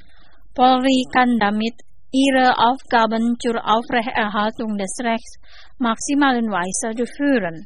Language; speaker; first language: German; non-native, fluent; Indonesian